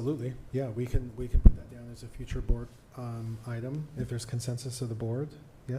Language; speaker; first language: English; native; English